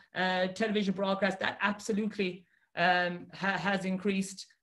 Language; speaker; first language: English; native; English